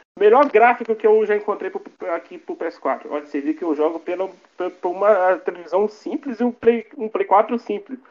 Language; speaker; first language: Portuguese; native; Portuguese